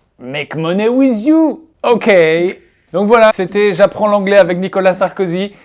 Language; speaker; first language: French; native; French